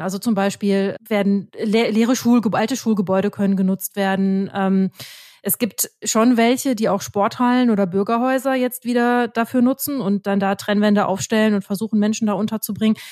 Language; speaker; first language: German; native; German